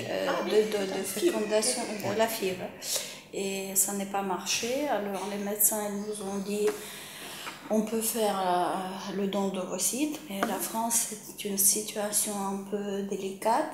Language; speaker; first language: French; non-native, fluent; Ukrainian